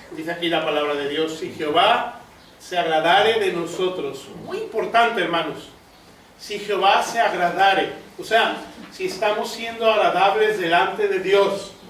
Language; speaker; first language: Spanish; native; Spanish